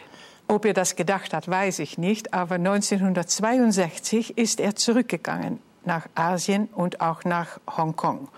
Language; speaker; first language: German; non-native, fluent; Dutch